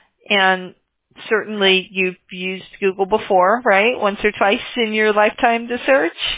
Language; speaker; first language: English; native; English